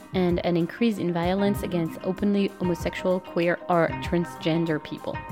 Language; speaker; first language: English; non-native, fluent; French